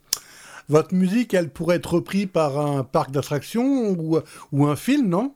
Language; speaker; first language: French; native; French